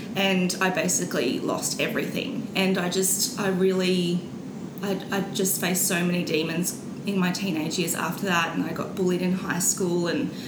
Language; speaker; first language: English; native; English